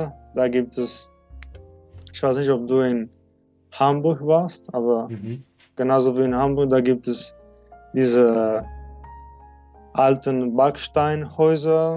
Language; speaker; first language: German; non-native, fluent; French